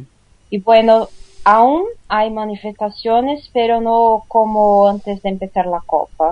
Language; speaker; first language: Spanish; non-native, learner; Portuguese